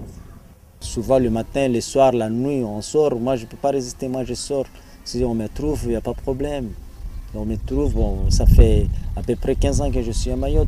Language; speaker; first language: French; non-native, learner; Comorian